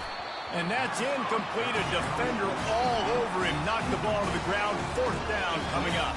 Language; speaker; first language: English; native; English